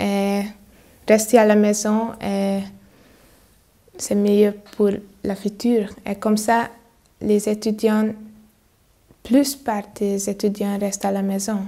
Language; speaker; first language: French; non-native, learner; Hungarian